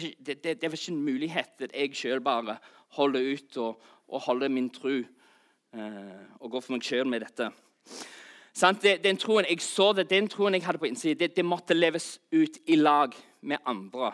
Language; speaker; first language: Norwegian; non-native, fluent; English